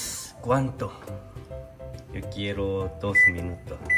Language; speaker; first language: Spanish; non-native, learner; Korean